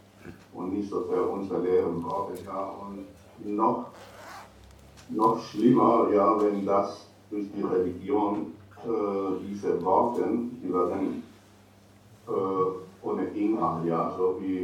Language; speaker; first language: German; non-native, fluent; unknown